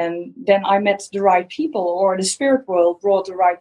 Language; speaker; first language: English; non-native, fluent; Dutch